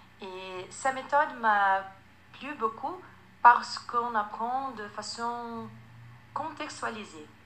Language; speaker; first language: French; non-native, fluent; Portuguese